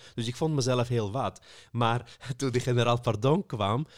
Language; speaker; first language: Dutch; early bilingual, other home language; Armenian